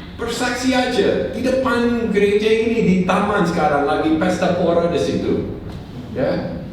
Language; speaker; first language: Indonesian; non-native, fluent; English